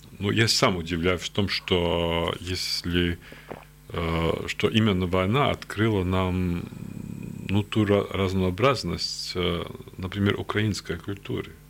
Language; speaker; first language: Russian; non-native, local second language; Latvian